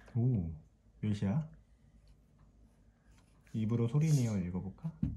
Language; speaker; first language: Korean; native; Korean